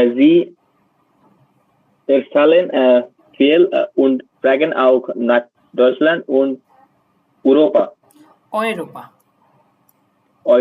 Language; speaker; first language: German; non-native, learner; Bangla